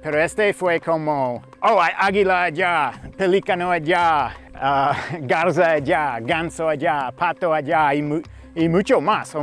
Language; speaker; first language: Spanish; non-native, fluent; English